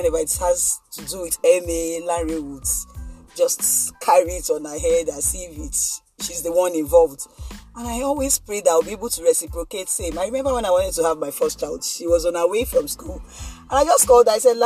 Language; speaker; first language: English; non-native, local second language; Yoruba